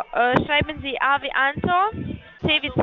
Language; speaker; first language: German; non-native, learner; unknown